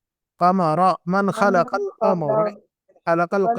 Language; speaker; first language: Arabic; non-native, fluent; Urdu